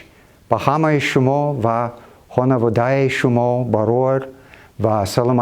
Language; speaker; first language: Tajik; non-native, fluent; English